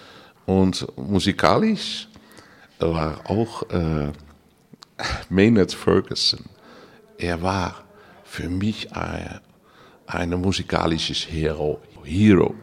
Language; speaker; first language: German; non-native, learner; Dutch